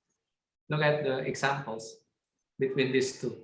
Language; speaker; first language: English; non-native, fluent; Indonesian